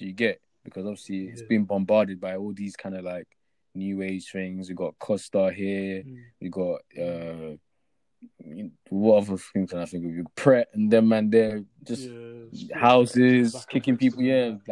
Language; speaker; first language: English; early bilingual, other home language; Yoruba